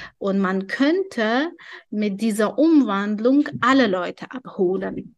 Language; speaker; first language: German; non-native, fluent; Tajik